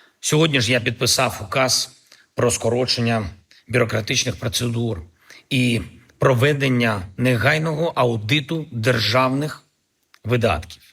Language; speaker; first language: Ukrainian; native; Ukrainian